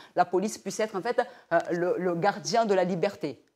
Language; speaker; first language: French; non-native, fluent; Portuguese